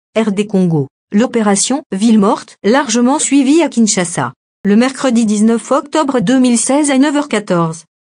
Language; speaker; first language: French; non-native, local second language; Lingala